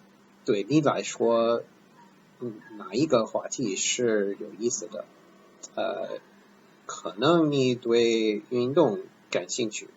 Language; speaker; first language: Chinese; non-native, fluent; English